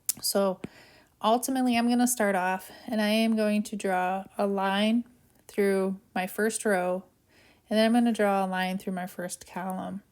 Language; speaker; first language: English; native; English